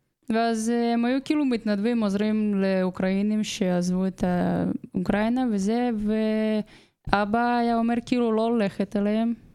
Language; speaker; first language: Hebrew; non-native, fluent; Russian